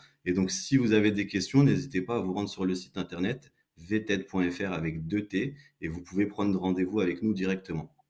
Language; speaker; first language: French; native; French